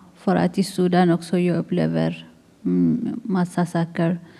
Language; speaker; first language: Swedish; non-native, learner; Tigrinya